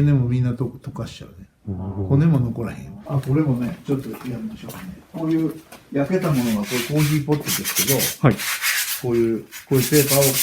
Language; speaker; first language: Japanese; native; Japanese